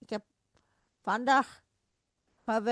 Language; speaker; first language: Dutch; non-native, fluent; Indonesian